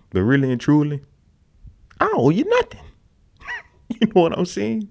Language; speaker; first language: English; native; English